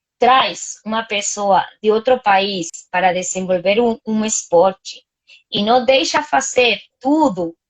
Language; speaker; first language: Portuguese; non-native, fluent; Spanish